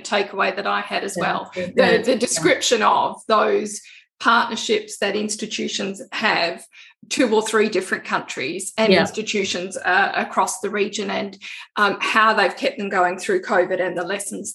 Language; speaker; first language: English; native; English